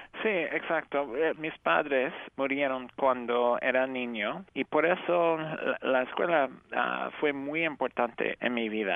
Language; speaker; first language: Spanish; early bilingual, heritage; English